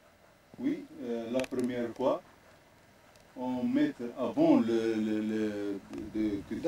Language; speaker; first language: French; non-native, local second language; Arabic